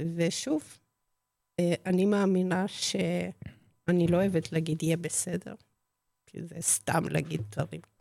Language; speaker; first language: Hebrew; non-native, fluent; Spanish